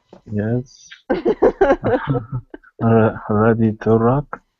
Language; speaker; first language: English; non-native, learner; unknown